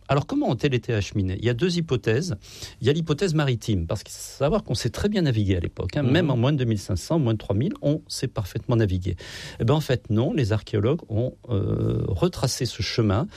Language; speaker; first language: French; native; French